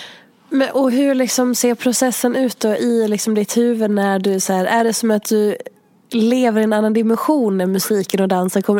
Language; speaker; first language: Swedish; native; Swedish